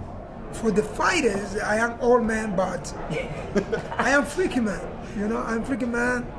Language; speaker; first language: English; non-native, learner; Spanish